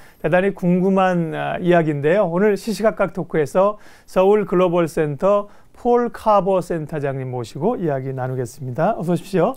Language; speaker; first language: Korean; native; Korean